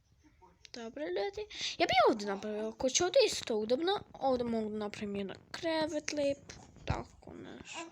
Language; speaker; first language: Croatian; early bilingual, heritage; Croatian